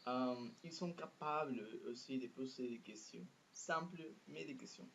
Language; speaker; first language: French; non-native, fluent; Spanish